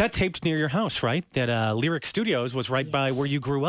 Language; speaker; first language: English; native; English